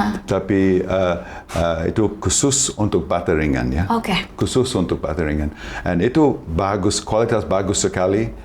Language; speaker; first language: Indonesian; non-native, fluent; English